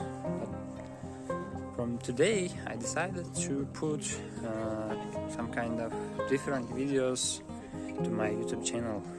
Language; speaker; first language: English; non-native, learner; Uzbek